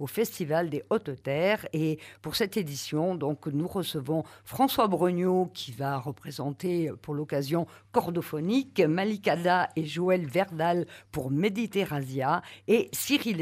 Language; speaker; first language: French; native; French